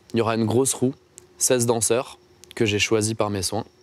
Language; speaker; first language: French; native; French